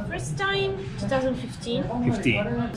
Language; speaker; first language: English; non-native, fluent; Italian